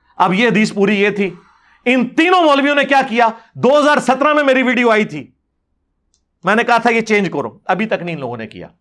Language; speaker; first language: Urdu; non-native, local second language; Punjabi